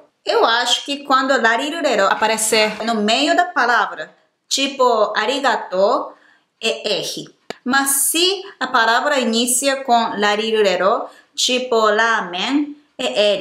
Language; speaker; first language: Portuguese; non-native, fluent; Japanese